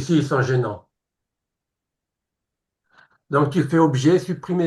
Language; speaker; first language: French; native; French